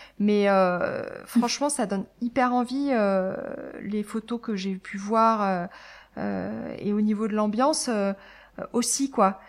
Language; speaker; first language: French; native; French